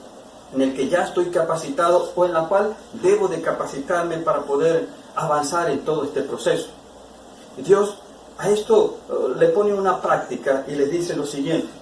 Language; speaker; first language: Spanish; native; Spanish